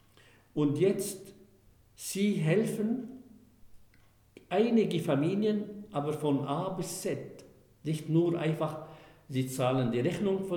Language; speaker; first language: German; non-native, fluent; Arabic